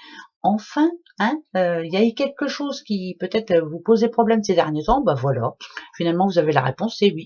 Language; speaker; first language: French; native; French